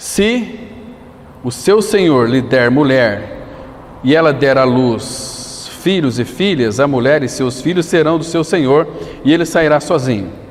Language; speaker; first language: Portuguese; native; Portuguese